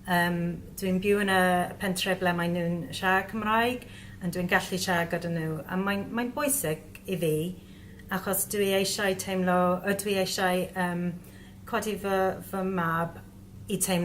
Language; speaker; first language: Welsh; non-native, learner; English